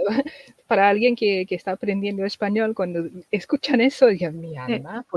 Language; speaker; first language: Spanish; non-native, fluent; English